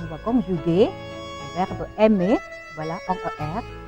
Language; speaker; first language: French; non-native, fluent; Indonesian